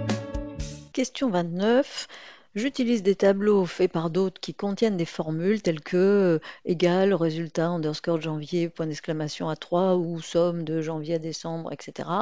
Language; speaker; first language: French; native; French